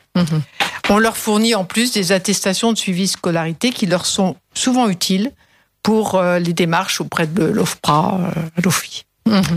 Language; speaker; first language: French; native; French